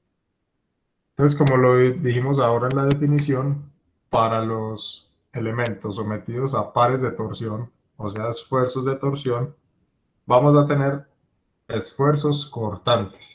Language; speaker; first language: Spanish; native; Spanish